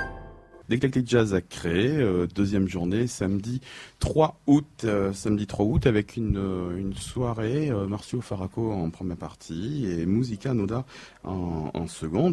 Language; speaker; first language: French; native; French